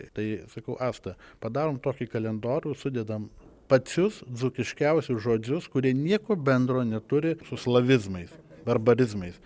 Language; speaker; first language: Lithuanian; native; Lithuanian